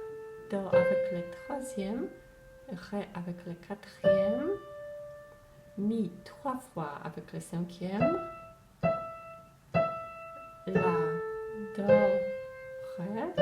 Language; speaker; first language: French; non-native, fluent; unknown